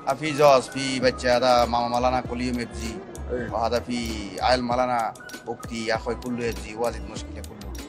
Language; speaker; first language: Arabic; non-native, learner; Bangla